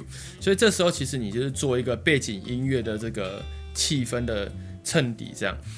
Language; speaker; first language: Chinese; native; Chinese